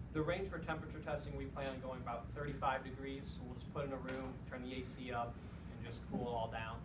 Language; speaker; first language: English; native; English